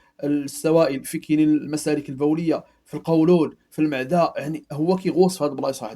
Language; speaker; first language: Arabic; native; Arabic